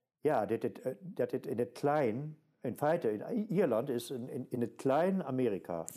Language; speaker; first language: Dutch; non-native, fluent; German